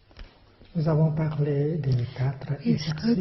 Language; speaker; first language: French; non-native, fluent; Vietnamese